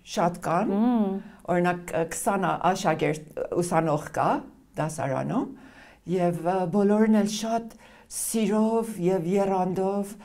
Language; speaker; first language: Armenian; early bilingual, heritage; Armenian